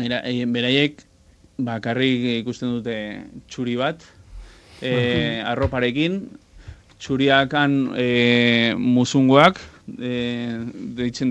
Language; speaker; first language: Basque; non-native, local second language; Spanish